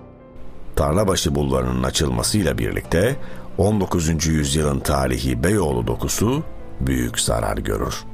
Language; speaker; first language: Turkish; native; Turkish